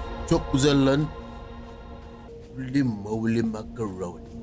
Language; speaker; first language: Turkish; native; Turkish